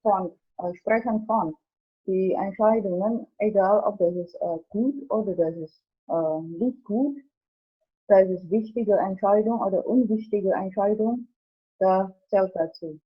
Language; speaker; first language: German; non-native, learner; Indonesian